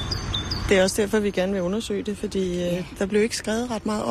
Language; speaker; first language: Danish; native; Danish